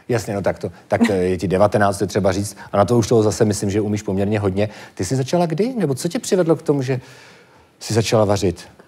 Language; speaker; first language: Czech; native; Czech